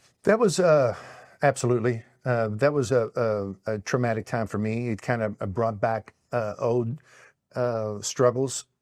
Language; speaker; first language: English; native; English